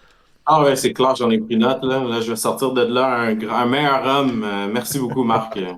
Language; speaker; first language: French; native; French